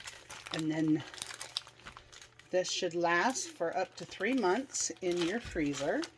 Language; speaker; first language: English; native; English